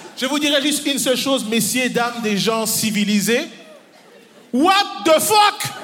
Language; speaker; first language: French; early bilingual, other home language; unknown